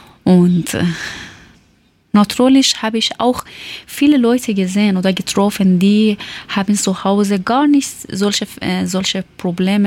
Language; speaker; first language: German; non-native, learner; Persian